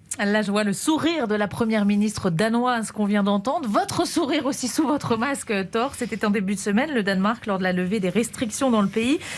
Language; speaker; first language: French; native; French